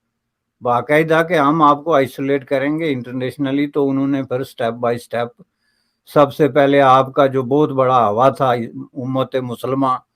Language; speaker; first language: Urdu; native; Urdu